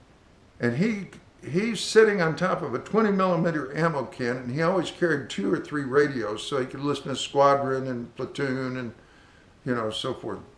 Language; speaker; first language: English; native; English